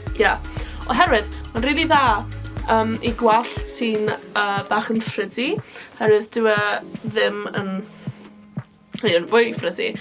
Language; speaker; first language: Welsh; non-native, local second language; English